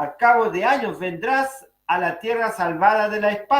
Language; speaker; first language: Spanish; native; Spanish